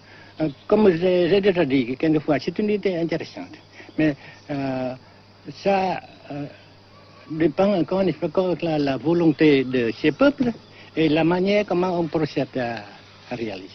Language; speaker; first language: French; non-native, fluent; Vietnamese